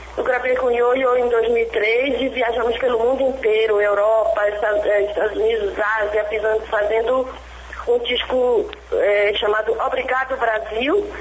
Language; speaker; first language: Portuguese; native; Portuguese